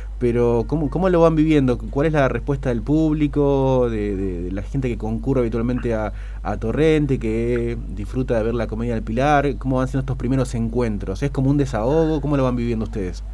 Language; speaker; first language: Spanish; native; Spanish